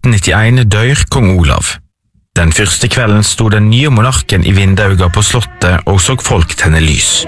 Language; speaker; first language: Norwegian; native; Norwegian